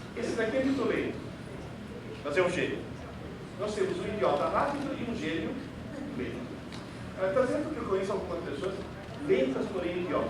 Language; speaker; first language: Portuguese; early bilingual, other home language; Italian